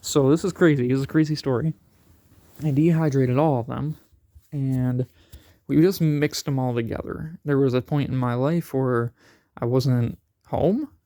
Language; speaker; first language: English; native; English